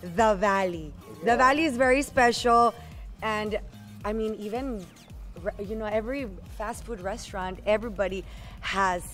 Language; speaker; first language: English; early bilingual, other home language; Spanish